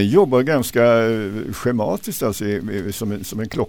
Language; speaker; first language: Swedish; native; Swedish